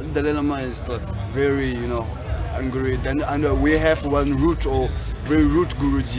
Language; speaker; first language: English; non-native, learner; Tibetan